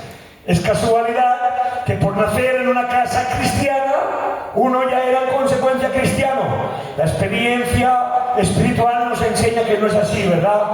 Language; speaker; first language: Spanish; native; Spanish